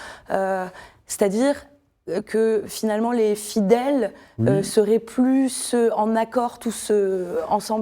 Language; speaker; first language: French; native; French